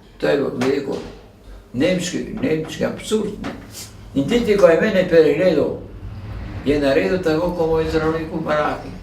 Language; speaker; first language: Slovenian; native; Slovenian